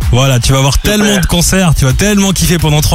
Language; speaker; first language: French; native; French